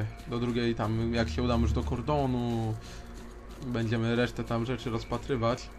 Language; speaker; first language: Polish; native; Polish